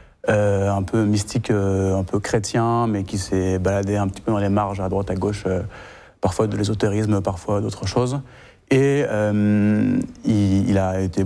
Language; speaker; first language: French; native; French